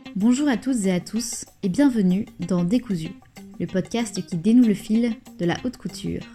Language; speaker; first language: French; native; French